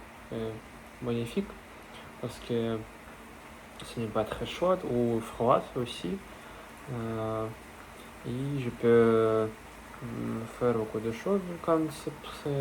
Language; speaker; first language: French; non-native, learner; Russian